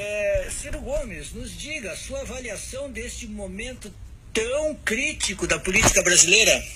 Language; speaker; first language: Portuguese; native; Portuguese